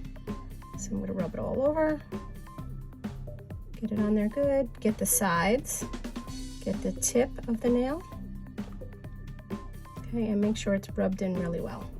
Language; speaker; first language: English; native; English